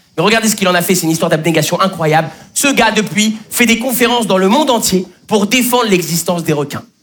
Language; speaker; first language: French; native; French